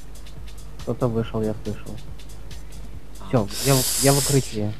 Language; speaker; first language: Russian; native; Russian